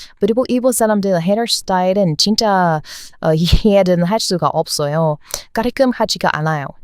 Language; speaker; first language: Korean; non-native, fluent; English